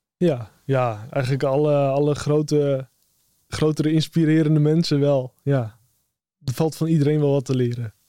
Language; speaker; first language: Dutch; native; Dutch